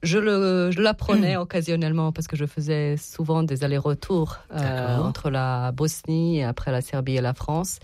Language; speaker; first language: French; non-native, fluent; Serbian